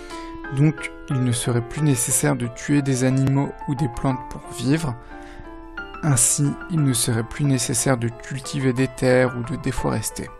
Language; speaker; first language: French; native; French